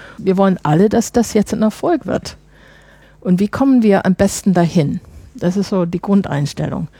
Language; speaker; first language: German; non-native, fluent; English